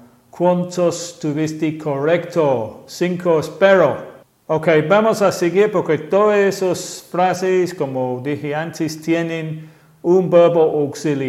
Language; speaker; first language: Spanish; non-native, fluent; English